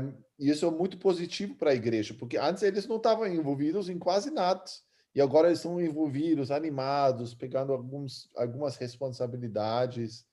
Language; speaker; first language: Portuguese; early bilingual, other home language; German